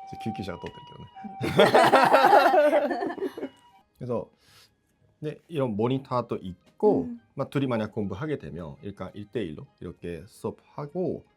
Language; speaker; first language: Korean; non-native, fluent; Japanese